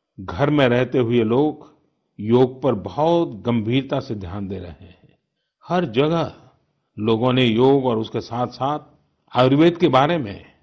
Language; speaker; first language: Hindi; non-native, local second language; Gujarati